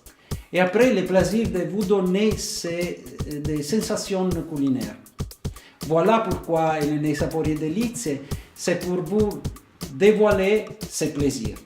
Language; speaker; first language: French; non-native, fluent; Italian